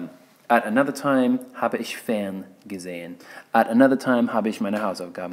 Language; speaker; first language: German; non-native, fluent; English